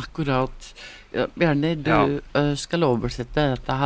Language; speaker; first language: Norwegian; non-native, learner; Icelandic